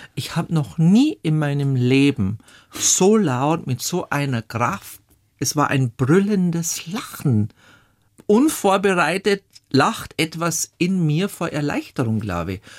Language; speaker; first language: German; native; German